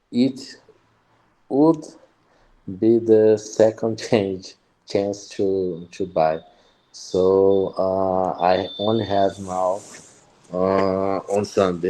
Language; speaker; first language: English; non-native, learner; Portuguese